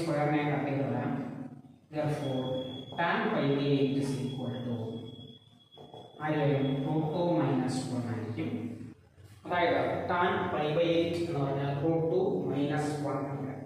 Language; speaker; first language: English; non-native, local second language; Malayalam